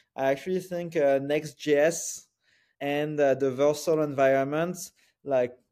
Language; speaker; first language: English; non-native, fluent; French